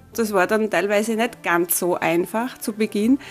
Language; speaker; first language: German; native; German